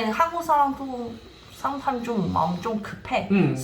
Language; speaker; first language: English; non-native, fluent; Chinese